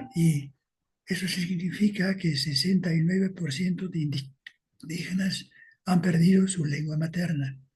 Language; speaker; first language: Spanish; non-native, fluent; Dutch